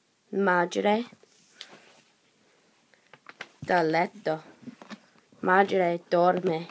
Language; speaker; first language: Italian; non-native, learner; English